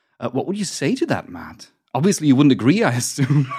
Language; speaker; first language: English; non-native, fluent; German